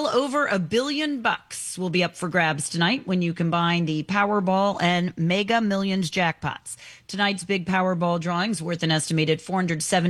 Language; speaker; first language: English; native; English